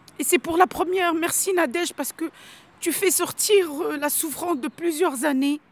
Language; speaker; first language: French; non-native, local second language; Arabic